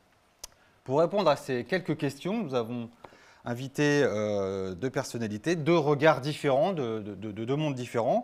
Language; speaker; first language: French; native; French